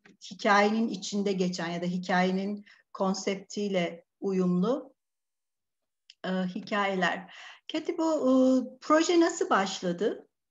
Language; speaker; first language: Turkish; native; Turkish